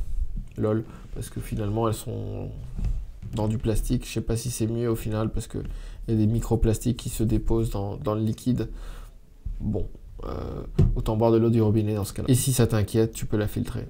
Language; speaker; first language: French; native; French